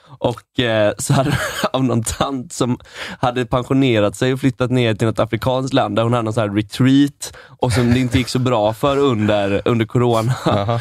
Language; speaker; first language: Swedish; native; Swedish